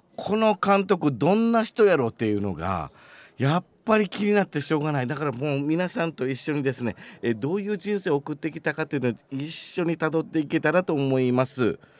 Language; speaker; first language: Japanese; native; Japanese